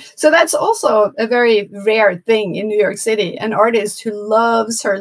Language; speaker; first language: English; non-native, fluent; Norwegian